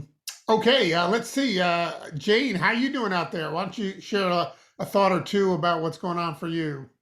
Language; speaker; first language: English; native; English